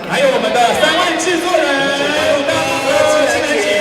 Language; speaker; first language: Chinese; native; Chinese